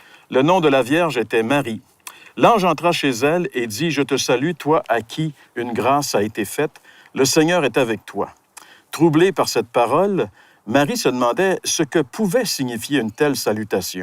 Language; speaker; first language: French; native; French